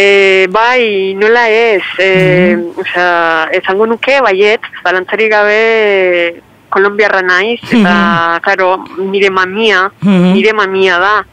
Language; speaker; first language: Basque; non-native, fluent; Spanish